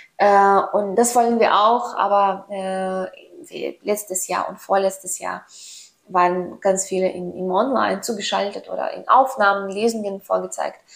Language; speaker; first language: German; non-native, fluent; Ukrainian